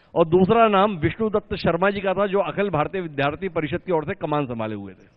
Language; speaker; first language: Hindi; native; Hindi